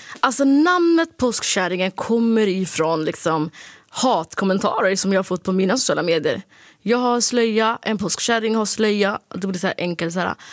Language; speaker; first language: Swedish; early bilingual, other home language; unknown